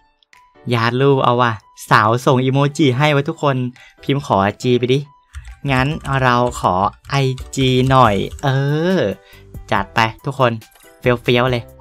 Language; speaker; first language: Thai; native; Thai